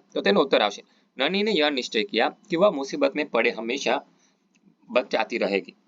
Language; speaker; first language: Hindi; non-native, local second language; Gujarati